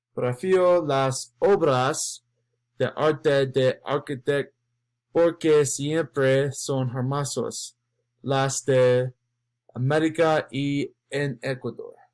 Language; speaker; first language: Spanish; non-native, learner; English